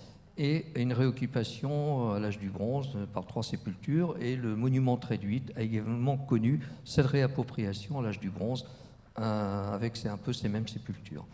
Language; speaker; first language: French; native; French